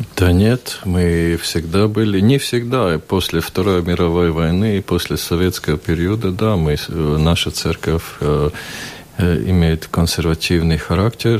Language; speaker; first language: Russian; non-native, local second language; Latvian